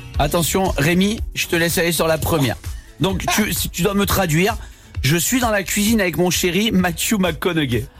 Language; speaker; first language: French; native; French